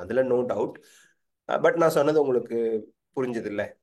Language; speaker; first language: Tamil; native; Tamil